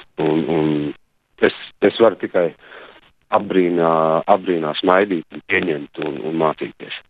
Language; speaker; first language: Latvian; native; Latvian